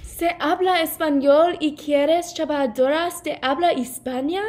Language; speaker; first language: Spanish; non-native, learner; English